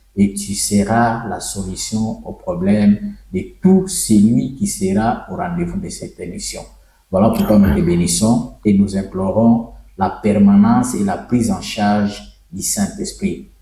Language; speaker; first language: French; non-native, local second language; Swahili